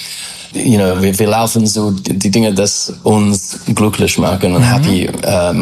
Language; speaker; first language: German; non-native, learner; English